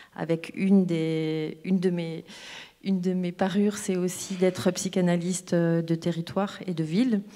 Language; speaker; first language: French; native; French